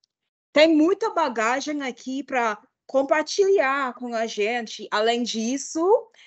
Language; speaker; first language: Portuguese; non-native, fluent; English